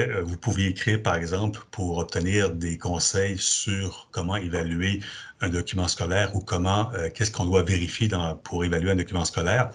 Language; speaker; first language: French; native; French